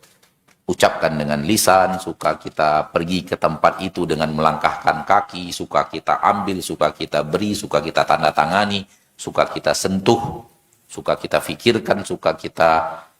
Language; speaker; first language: Indonesian; native; Indonesian